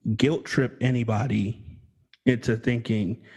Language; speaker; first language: English; native; English